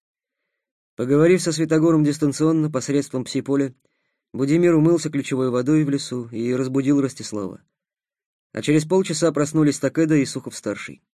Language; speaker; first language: Russian; native; Russian